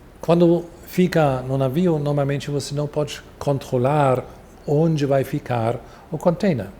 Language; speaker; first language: Portuguese; non-native, fluent; German